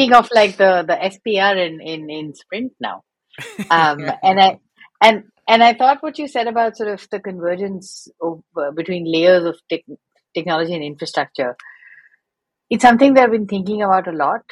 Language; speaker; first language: English; native; English